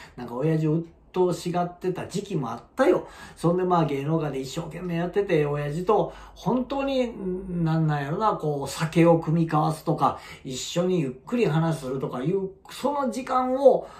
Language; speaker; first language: Japanese; native; Japanese